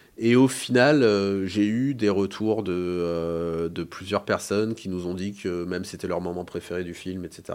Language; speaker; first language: French; native; French